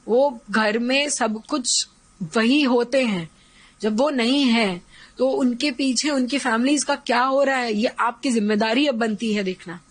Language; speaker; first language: Hindi; native; Hindi